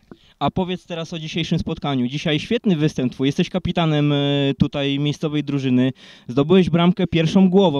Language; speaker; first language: Polish; native; Polish